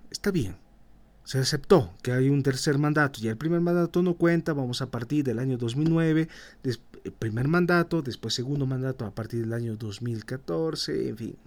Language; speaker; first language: Spanish; native; Spanish